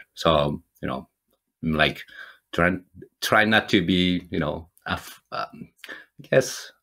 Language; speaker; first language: English; non-native, fluent; Japanese